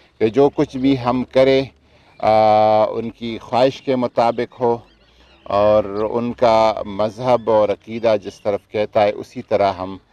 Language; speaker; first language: Urdu; non-native, local second language; Pashto